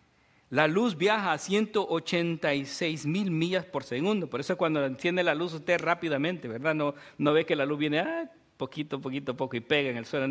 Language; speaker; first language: Spanish; native; Spanish